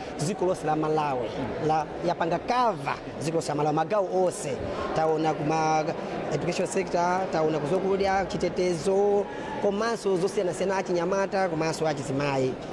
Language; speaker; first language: Nyanja; native; Nyanja